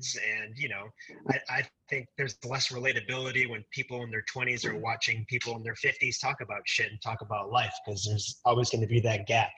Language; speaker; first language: English; native; English